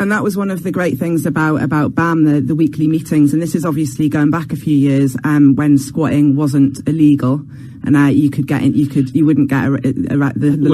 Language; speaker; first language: English; native; English